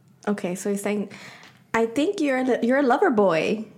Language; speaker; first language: English; early bilingual, other home language; Spanish